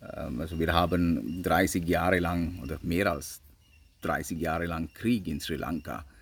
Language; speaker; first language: German; non-native, fluent; Sinhala